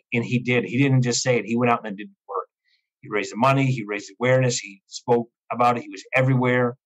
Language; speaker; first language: English; native; English